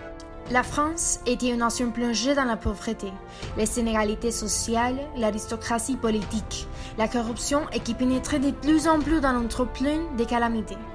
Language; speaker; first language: French; non-native, learner; Spanish